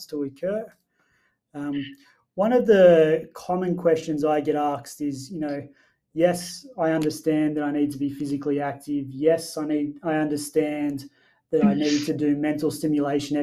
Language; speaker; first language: English; native; English